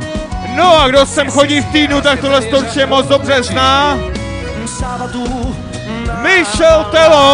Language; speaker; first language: Czech; native; Czech